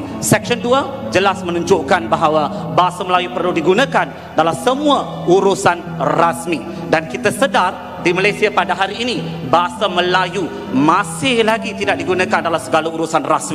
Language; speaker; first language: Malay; non-native, local second language; Tamil